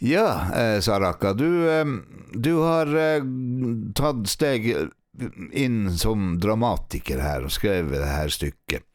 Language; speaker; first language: Norwegian; native; Norwegian